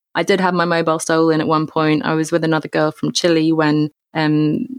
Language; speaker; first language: English; native; English